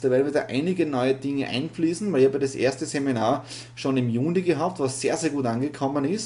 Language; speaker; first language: German; native; German